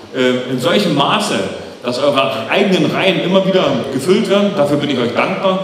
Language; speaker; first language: German; native; German